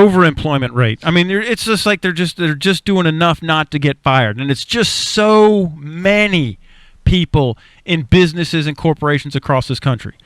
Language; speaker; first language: English; native; English